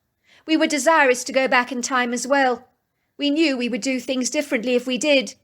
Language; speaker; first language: English; native; English